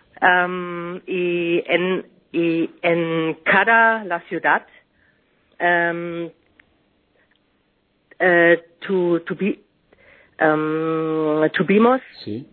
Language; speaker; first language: Spanish; non-native, learner; German